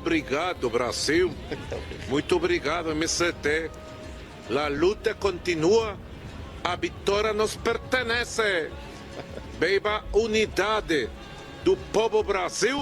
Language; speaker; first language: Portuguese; non-native, learner; Spanish